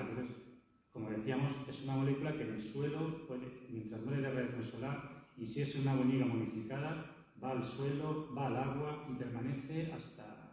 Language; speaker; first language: Spanish; native; Spanish